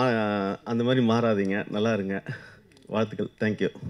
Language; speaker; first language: Tamil; native; Tamil